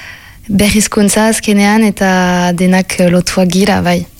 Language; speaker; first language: Basque; non-native, local second language; French